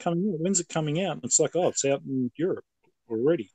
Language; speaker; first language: English; native; English